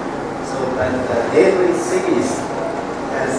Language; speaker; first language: English; non-native, learner; Japanese